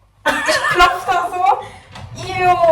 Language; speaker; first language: German; native; German